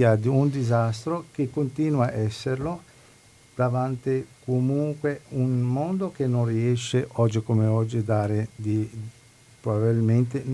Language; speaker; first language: Italian; non-native, fluent; Arabic